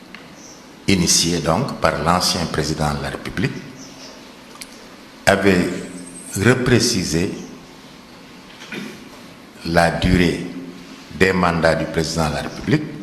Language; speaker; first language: French; non-native, local second language; Wolof